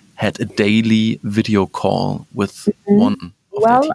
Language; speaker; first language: English; non-native, fluent; German